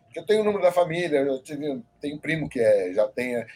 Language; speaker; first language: Portuguese; native; Portuguese